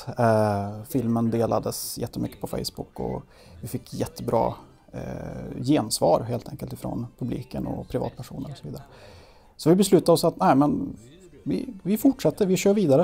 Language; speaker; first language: Swedish; native; Swedish